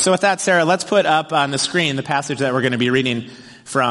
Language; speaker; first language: English; native; English